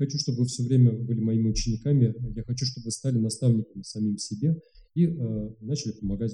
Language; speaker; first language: Russian; native; Russian